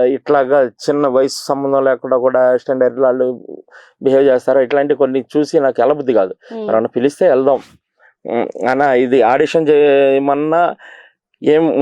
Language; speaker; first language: Telugu; native; Telugu